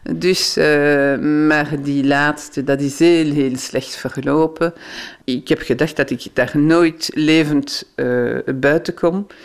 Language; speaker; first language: Dutch; non-native, local second language; French